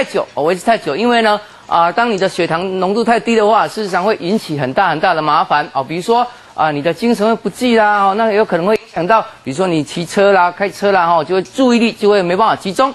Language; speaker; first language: Chinese; native; Chinese